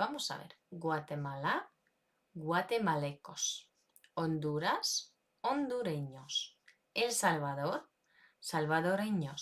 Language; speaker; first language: Spanish; non-native, fluent; Ukrainian